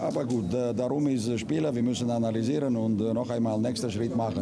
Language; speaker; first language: German; non-native, learner; Russian